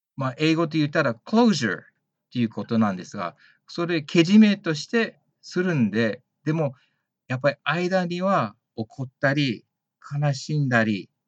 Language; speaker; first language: Japanese; early bilingual, heritage; Japanese